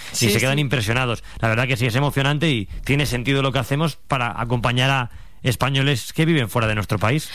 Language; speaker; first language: Spanish; native; Spanish